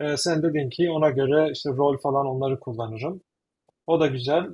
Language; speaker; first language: Turkish; native; Turkish